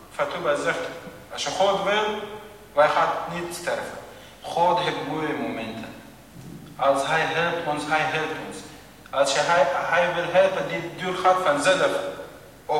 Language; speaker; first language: Dutch; non-native, fluent; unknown